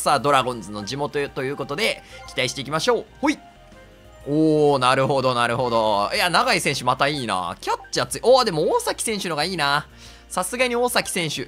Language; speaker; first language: Japanese; native; Japanese